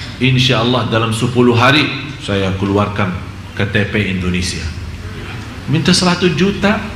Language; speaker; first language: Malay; non-native, fluent; Arabic